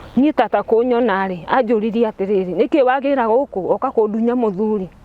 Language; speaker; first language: Kikuyu; non-native, local second language; Turkish